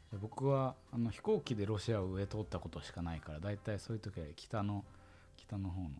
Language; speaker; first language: Japanese; early bilingual, heritage; Japanese